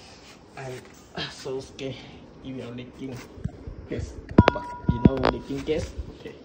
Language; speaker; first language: English; non-native, local second language; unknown